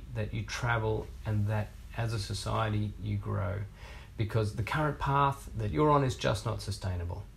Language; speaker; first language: English; native; English